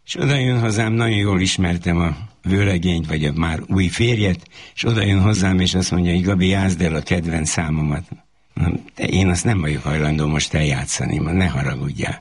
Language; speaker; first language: Hungarian; native; Hungarian